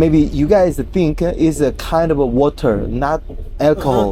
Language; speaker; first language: English; non-native, learner; Korean